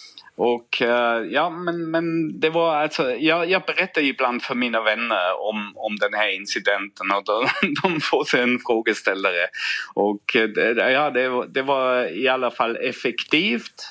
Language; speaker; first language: Swedish; non-native, fluent; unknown